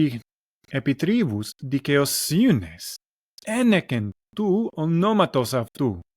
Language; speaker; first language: Greek; non-native, learner; English